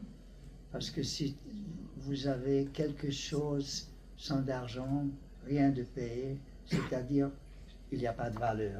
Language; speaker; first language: French; non-native, learner; Hungarian